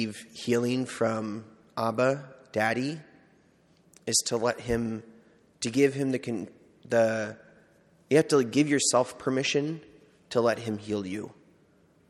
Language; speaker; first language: English; native; English